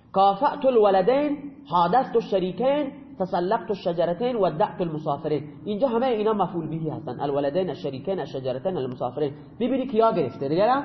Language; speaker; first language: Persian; non-native, local second language; Baluchi